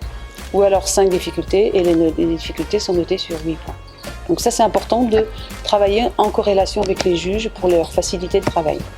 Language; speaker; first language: French; native; French